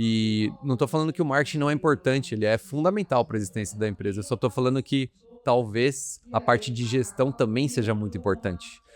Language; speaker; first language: Portuguese; native; Portuguese